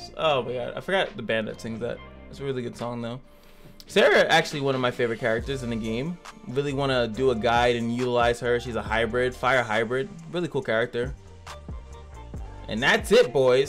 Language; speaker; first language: English; native; English